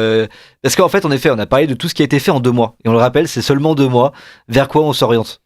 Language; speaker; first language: French; native; French